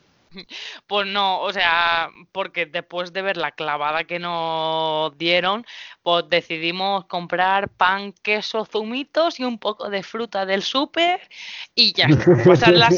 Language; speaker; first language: Spanish; native; Spanish